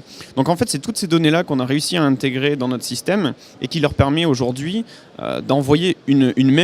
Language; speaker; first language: French; native; French